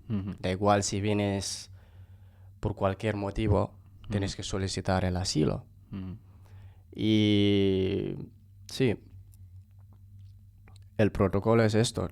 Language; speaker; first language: Spanish; non-native, fluent; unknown